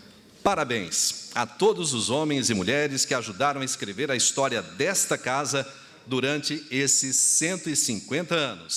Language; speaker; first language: Portuguese; native; Portuguese